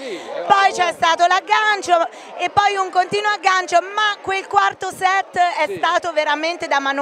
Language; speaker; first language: Italian; native; Italian